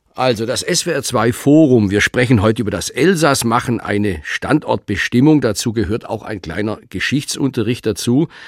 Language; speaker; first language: German; native; German